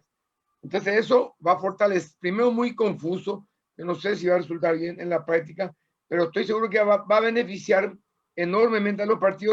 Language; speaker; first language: Spanish; native; Spanish